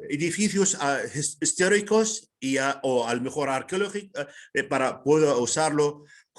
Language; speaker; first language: Spanish; non-native, fluent; Arabic